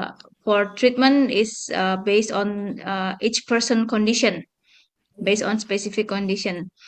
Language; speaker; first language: English; non-native, fluent; Indonesian